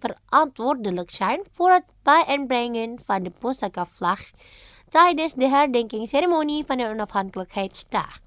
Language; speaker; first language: Dutch; non-native, fluent; Indonesian